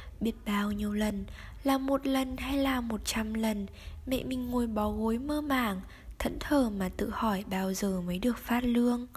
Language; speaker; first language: Vietnamese; native; Vietnamese